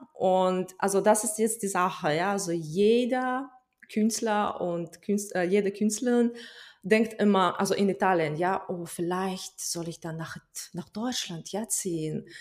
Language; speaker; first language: German; non-native, fluent; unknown